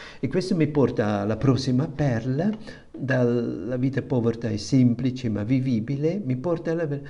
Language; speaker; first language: Italian; non-native, fluent; German